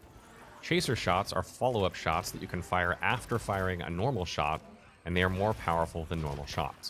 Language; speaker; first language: English; native; English